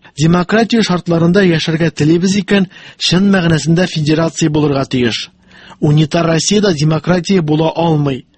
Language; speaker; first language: Tatar; native; Tatar